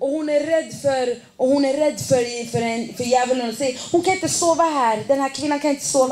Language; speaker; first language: Swedish; non-native, fluent; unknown